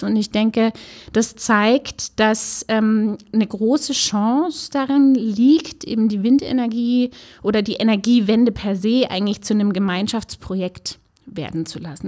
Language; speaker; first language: German; native; German